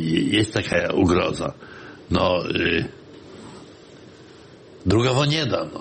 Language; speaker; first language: Russian; non-native, fluent; Polish